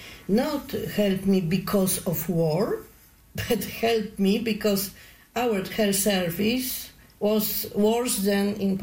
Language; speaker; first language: English; non-native, learner; Polish